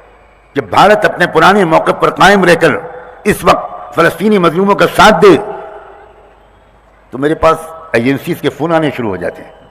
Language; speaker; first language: Urdu; native; Urdu